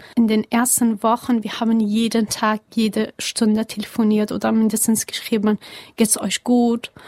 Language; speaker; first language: German; non-native, fluent; Persian